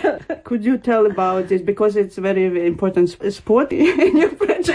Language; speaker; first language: English; non-native, fluent; Ukrainian